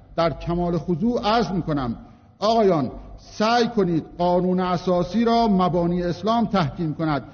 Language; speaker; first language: Persian; non-native, local second language; Azerbaijani